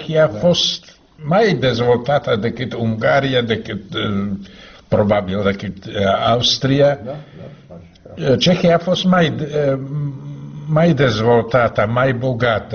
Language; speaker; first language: Romanian; non-native, learner; Slovak